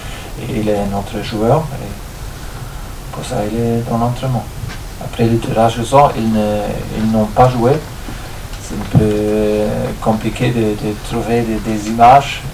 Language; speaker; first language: French; non-native, fluent; German